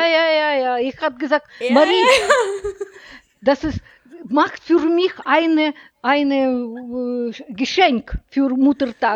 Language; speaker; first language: German; non-native, learner; Russian